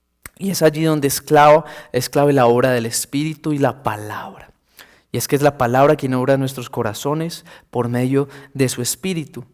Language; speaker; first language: Spanish; native; Spanish